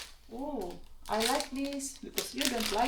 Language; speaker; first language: English; non-native, local second language; Filipino